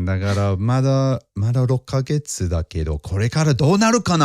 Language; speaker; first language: Japanese; non-native, fluent; English